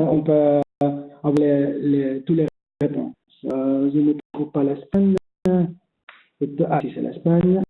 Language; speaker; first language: French; non-native, learner; Spanish